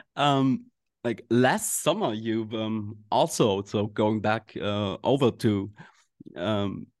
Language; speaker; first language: English; non-native, fluent; German